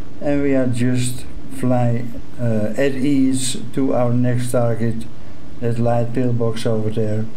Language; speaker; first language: English; non-native, fluent; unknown